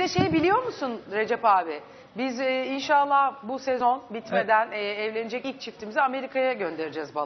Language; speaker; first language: Turkish; native; Turkish